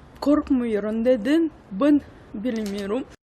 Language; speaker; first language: Turkish; non-native, learner; Russian